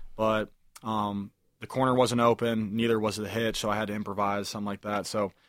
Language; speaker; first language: English; native; English